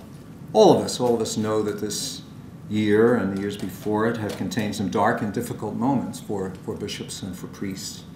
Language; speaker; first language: English; native; English